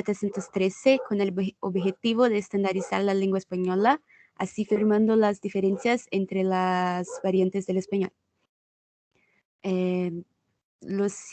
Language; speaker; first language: Spanish; non-native, fluent; Portuguese